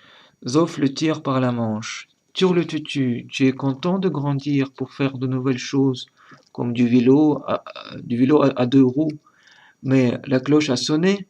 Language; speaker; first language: French; non-native, learner; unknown